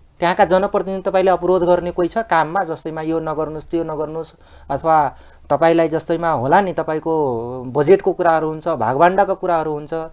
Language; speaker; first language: Nepali; non-native, local second language; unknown